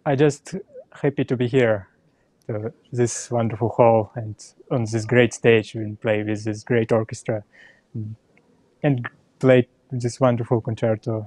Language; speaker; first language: English; non-native, learner; Russian